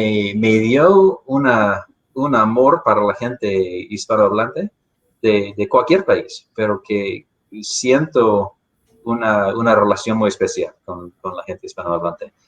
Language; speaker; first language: Spanish; non-native, fluent; English